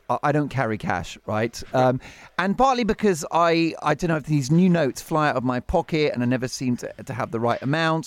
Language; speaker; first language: English; native; English